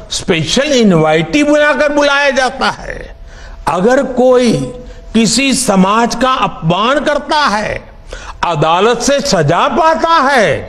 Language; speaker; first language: Hindi; non-native, local second language; Gujarati